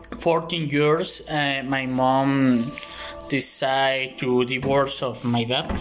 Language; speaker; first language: English; non-native, learner; Spanish